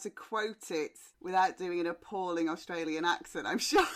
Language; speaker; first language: English; native; English